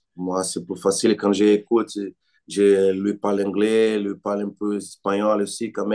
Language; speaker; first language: French; non-native, learner; Portuguese